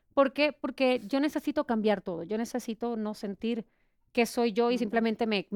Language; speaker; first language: Spanish; native; Spanish